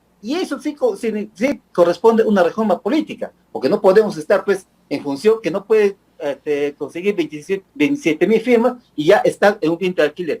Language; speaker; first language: Spanish; native; Spanish